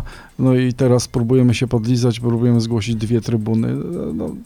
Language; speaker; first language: Polish; native; Polish